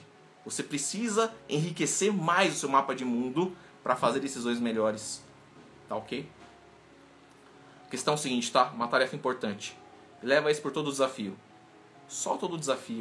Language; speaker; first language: Portuguese; native; Portuguese